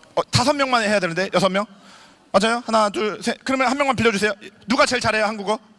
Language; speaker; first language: Korean; native; Korean